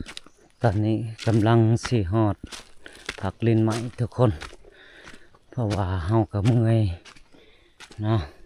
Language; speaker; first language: Thai; non-native, local second language; Northeastern Thai